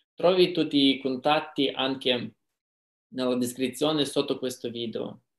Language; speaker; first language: Italian; non-native, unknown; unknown